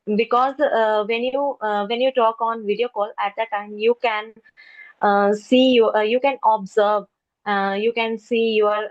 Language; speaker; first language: English; non-native, local second language; Hindi